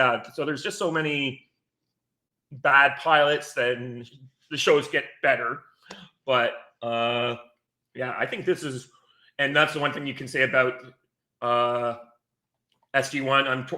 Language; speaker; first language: English; native; English